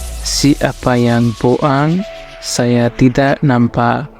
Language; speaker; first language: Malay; non-native, fluent; Nepali